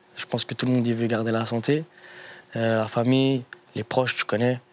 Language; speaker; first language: French; native; French